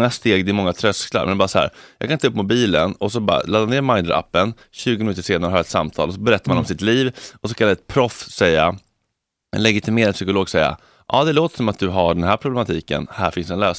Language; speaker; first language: Swedish; native; Swedish